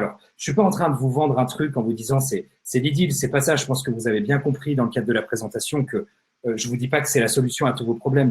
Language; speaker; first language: French; native; French